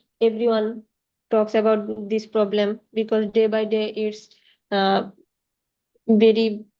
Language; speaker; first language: English; non-native, learner; Bangla